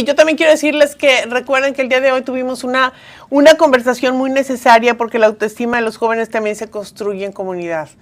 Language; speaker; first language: Spanish; native; Spanish